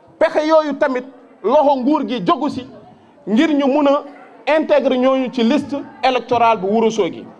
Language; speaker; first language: Wolof; non-native, local second language; Fula